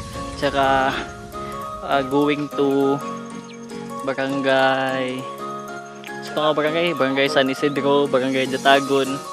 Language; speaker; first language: Filipino; non-native, local second language; Cebuano